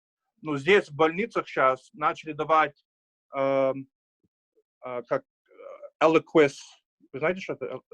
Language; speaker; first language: Russian; early bilingual, heritage; Russian